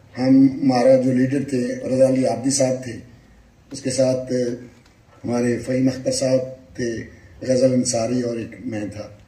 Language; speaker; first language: Urdu; native; Urdu